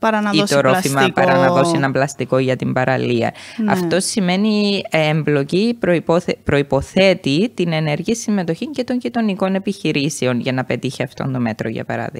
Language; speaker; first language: Greek; native; Greek